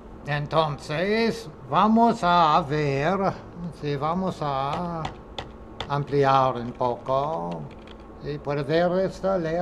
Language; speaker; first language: Spanish; non-native, fluent; English